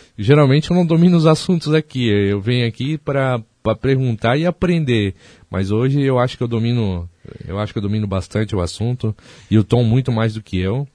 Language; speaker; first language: Portuguese; native; Portuguese